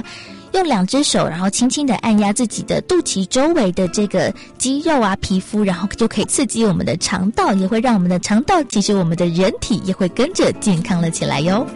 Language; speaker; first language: Chinese; native; Chinese